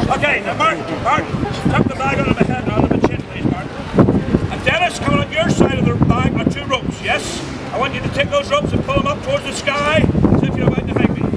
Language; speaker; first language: English; native; English